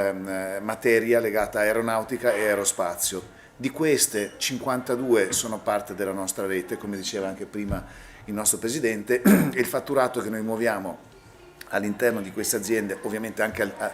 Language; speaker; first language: Italian; native; Italian